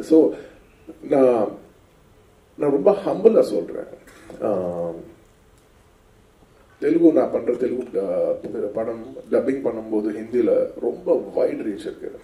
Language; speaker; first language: Tamil; non-native, local second language; Telugu